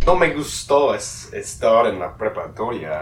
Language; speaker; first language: Spanish; non-native, learner; English